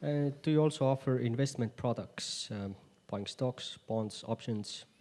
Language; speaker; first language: English; non-native, fluent; Estonian